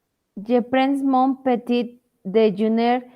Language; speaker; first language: French; non-native, learner; Spanish